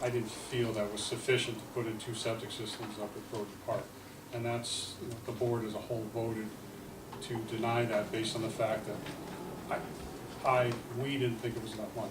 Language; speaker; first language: English; native; English